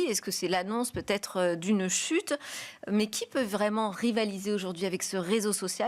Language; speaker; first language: French; native; French